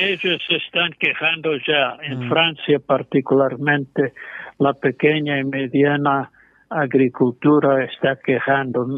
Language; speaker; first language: Spanish; non-native, fluent; English